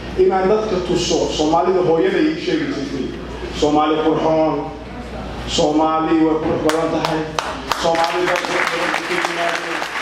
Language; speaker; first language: Somali; early bilingual, heritage; Somali